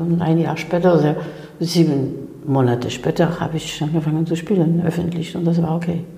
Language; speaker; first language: German; non-native, fluent; Spanish